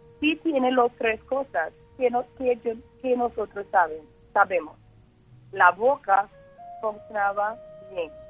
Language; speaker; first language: Spanish; non-native, learner; English